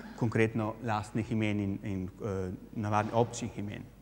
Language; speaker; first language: Slovenian; native; Slovenian